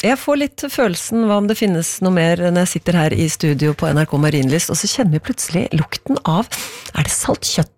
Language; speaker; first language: Norwegian; native; Norwegian